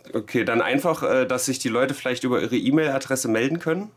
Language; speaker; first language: German; native; German